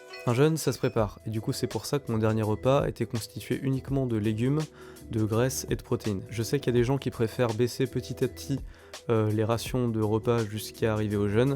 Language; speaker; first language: French; native; French